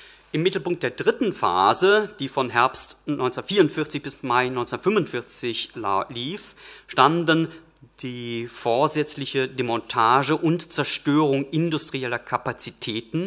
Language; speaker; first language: German; native; German